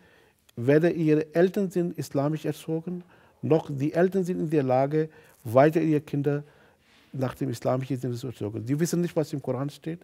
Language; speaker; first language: German; non-native, fluent; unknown